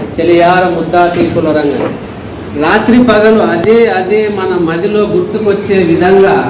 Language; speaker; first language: Telugu; native; Telugu